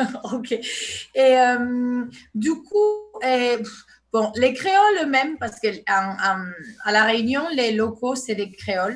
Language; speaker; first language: French; non-native, fluent; Spanish